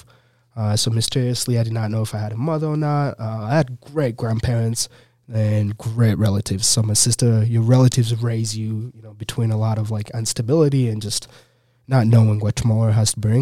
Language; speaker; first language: English; non-native, local second language; Ganda